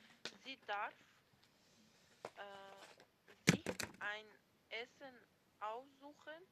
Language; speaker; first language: German; non-native, learner; Macedonian